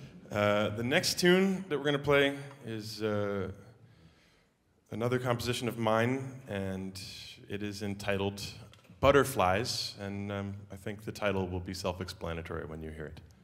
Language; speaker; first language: English; native; English